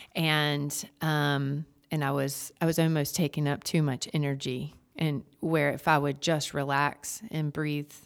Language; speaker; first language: English; native; English